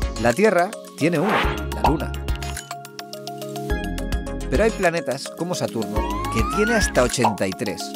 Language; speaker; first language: Spanish; native; Spanish